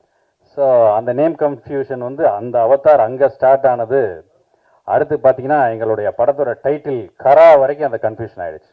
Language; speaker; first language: Tamil; native; Tamil